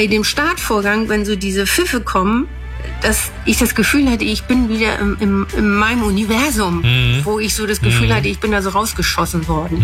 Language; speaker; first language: German; native; German